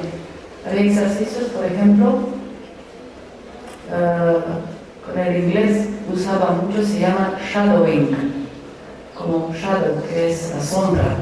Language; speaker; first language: Spanish; non-native, fluent; Romanian